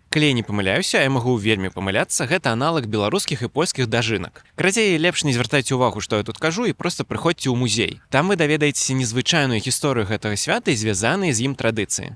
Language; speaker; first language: Belarusian; native; Belarusian